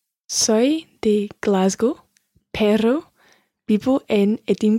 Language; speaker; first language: Spanish; non-native, learner; English